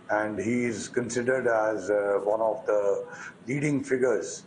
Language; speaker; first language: English; non-native, local second language; Punjabi